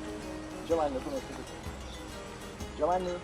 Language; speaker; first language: Italian; native; Italian